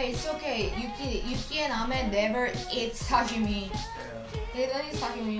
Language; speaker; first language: English; non-native, learner; Korean